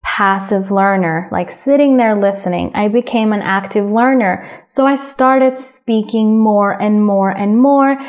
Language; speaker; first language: English; early bilingual, other home language; Spanish